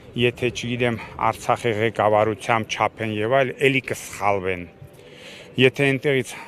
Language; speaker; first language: Armenian; native; Armenian